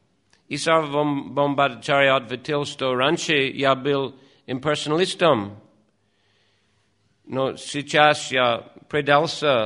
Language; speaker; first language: Russian; non-native, fluent; English